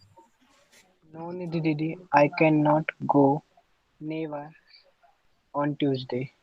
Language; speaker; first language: English; non-native, learner; Hindi